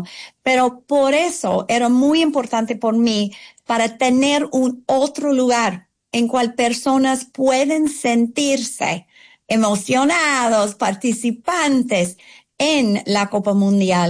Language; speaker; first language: Spanish; non-native, fluent; English